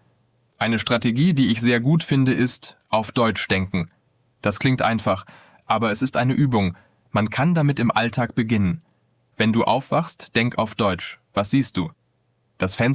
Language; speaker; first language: German; non-native, fluent; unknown